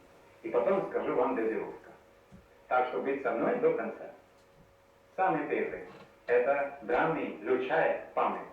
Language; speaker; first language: Russian; non-native, learner; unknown